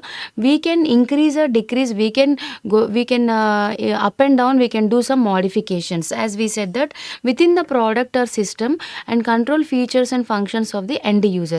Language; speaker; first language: English; non-native, local second language; Telugu